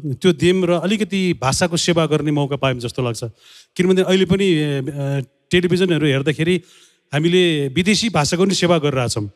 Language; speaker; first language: Nepali; native; Nepali